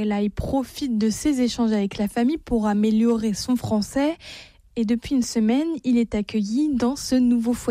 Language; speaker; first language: French; native; French